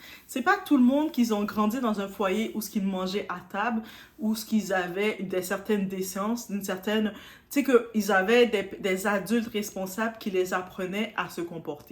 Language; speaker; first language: French; native; French